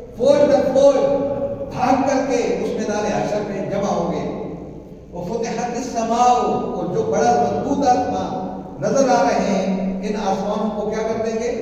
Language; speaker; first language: Urdu; native; Urdu